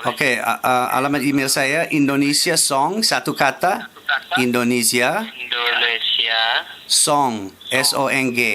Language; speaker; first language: Indonesian; non-native, fluent; English